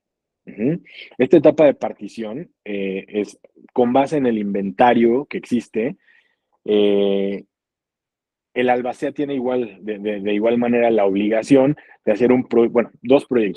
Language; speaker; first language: Spanish; native; Spanish